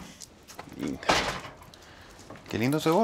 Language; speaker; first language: Spanish; native; Spanish